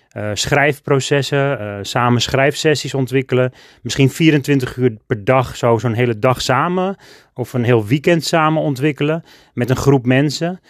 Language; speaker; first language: Dutch; native; Dutch